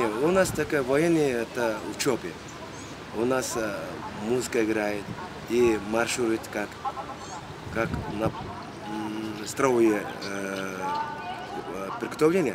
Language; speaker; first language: Russian; non-native, learner; Mongolian